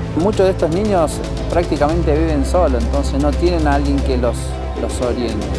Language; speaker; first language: Spanish; native; Spanish